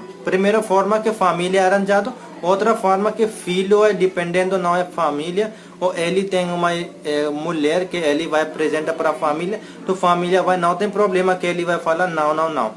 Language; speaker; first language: Portuguese; non-native, learner; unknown